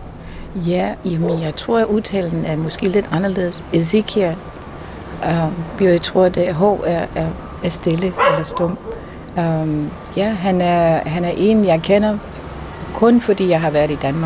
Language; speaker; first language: Danish; non-native, fluent; English